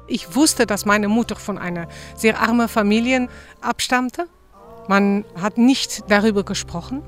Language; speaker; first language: German; non-native, fluent; Dutch